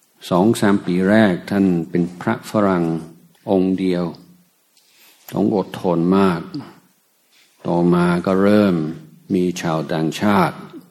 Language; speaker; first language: Thai; native; Thai